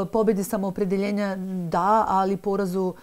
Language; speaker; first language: Serbian; native; Serbian